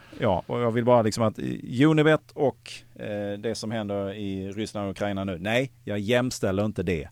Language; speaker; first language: Swedish; native; Swedish